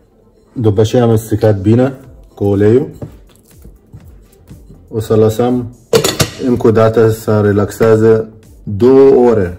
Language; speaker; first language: Romanian; non-native, learner; Arabic